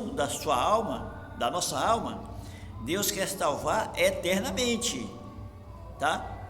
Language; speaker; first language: Portuguese; native; Portuguese